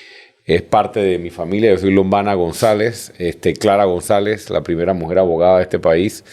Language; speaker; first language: Spanish; native; Spanish